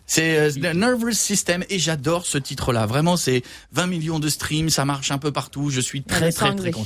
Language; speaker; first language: French; native; French